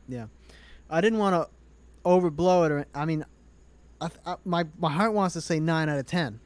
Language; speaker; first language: English; native; English